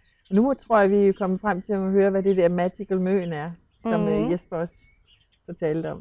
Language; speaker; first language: Danish; native; Danish